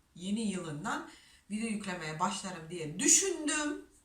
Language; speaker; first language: Turkish; non-native, fluent; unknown